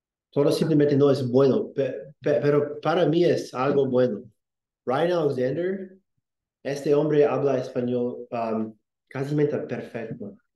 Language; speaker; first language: Spanish; non-native, learner; English